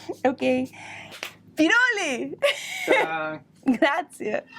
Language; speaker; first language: Italian; non-native, fluent; English